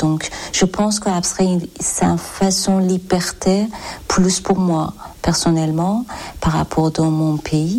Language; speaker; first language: French; non-native, learner; Persian